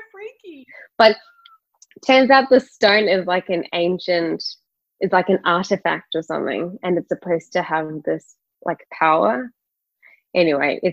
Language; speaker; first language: English; native; English